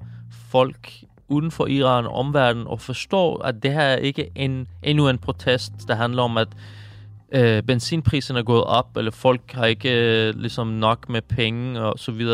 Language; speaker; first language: Danish; non-native, fluent; Persian